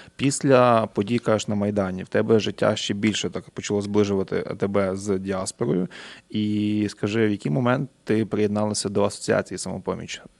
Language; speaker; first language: Ukrainian; native; Ukrainian